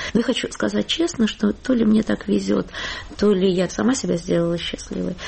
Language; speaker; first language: Russian; native; Russian